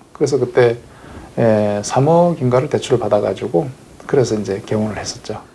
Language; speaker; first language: Korean; native; Korean